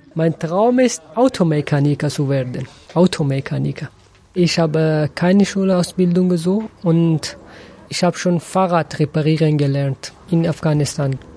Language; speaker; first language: German; non-native, learner; Persian